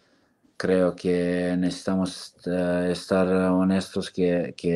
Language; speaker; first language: Spanish; non-native, fluent; Serbian